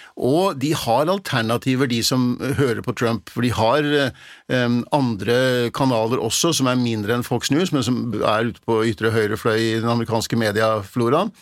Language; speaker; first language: Norwegian; native; Norwegian